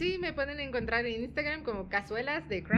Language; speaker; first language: Spanish; non-native, fluent; Tamil